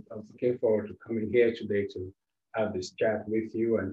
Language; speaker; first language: English; non-native, local second language; Yoruba